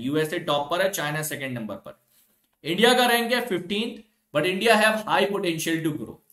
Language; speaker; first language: English; non-native, local second language; Hindi